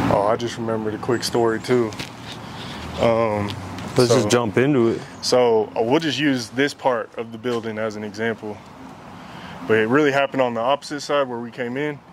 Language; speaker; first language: English; native; English